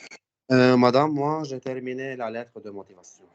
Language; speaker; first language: French; non-native, learner; Arabic